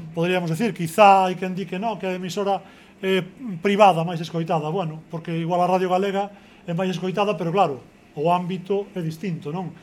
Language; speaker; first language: Galician; native; Galician